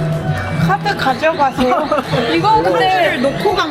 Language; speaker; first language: Korean; native; Korean